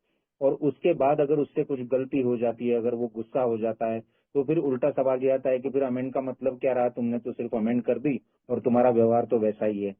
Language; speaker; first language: Hindi; native; Hindi